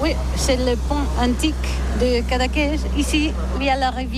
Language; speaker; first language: French; non-native, learner; Catalan